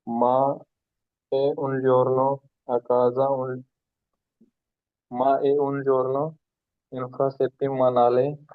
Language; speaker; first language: Italian; non-native, learner; Hindi